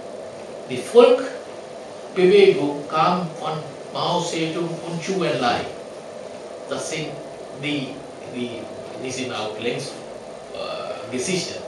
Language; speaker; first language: German; non-native, learner; Sinhala